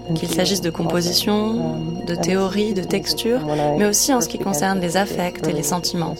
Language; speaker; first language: French; native; French